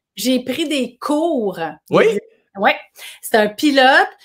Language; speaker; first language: French; native; French